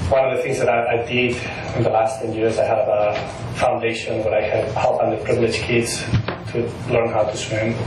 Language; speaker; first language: English; non-native, fluent; Spanish